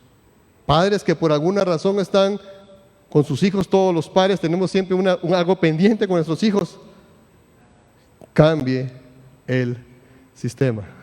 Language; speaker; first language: Spanish; native; Spanish